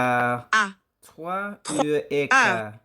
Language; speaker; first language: French; non-native, learner; English